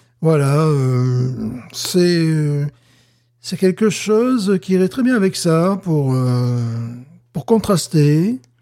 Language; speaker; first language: French; native; French